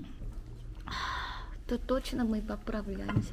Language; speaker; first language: Russian; non-native, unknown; Korean